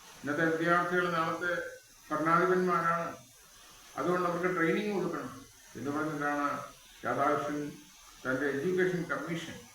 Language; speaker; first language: Malayalam; native; Malayalam